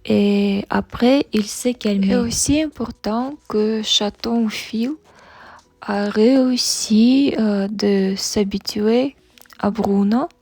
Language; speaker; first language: French; non-native, learner; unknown